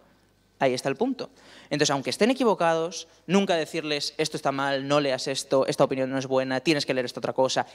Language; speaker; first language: Spanish; native; Spanish